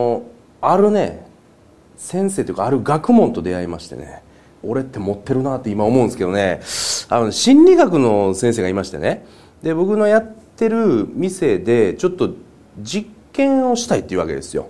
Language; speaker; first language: Japanese; native; Japanese